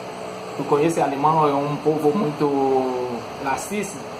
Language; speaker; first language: Portuguese; non-native, learner; Haitian Creole